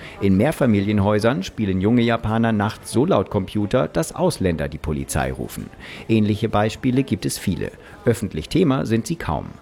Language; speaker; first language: German; native; German